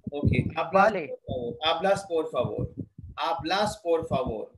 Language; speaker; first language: Spanish; non-native, learner; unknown